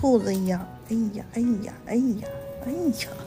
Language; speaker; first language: Chinese; native; Chinese